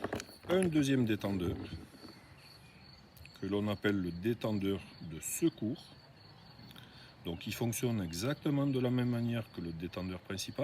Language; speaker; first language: French; native; French